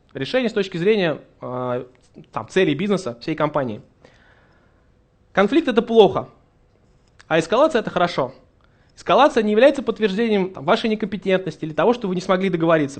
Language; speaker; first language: Russian; native; Russian